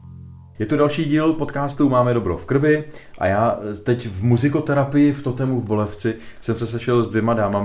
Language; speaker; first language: Czech; native; Czech